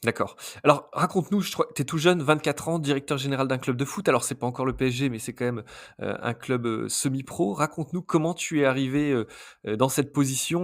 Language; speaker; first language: French; native; French